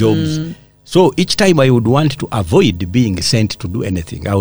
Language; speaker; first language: English; non-native, local second language; Ganda